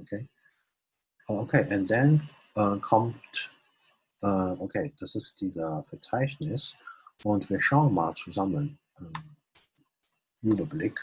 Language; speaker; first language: German; non-native, fluent; Chinese